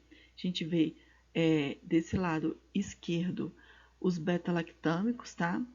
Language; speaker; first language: Portuguese; native; Portuguese